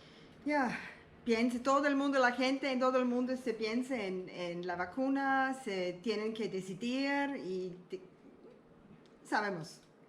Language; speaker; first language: Spanish; non-native, learner; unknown